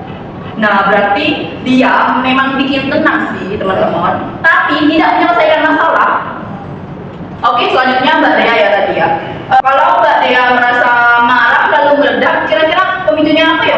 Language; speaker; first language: Indonesian; native; Indonesian